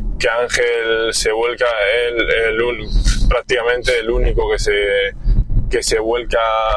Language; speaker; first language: Spanish; native; Spanish